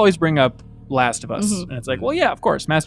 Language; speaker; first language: English; native; English